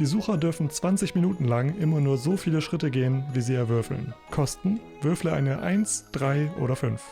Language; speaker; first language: German; native; German